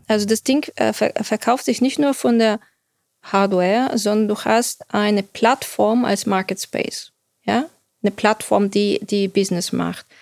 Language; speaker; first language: German; non-native, fluent; Bulgarian